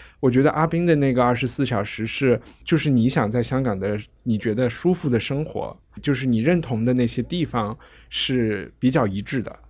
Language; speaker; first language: Chinese; native; Chinese